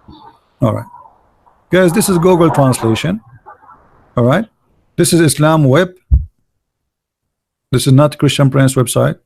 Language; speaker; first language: English; non-native, fluent; Arabic